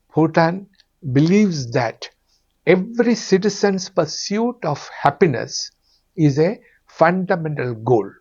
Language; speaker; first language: English; non-native, local second language; Malayalam